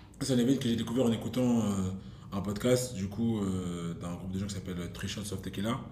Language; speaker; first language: French; native; French